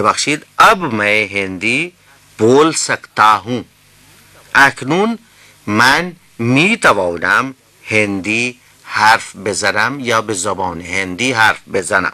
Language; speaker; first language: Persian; non-native, fluent; Urdu